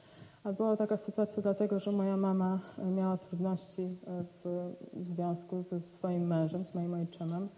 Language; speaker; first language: Polish; native; Polish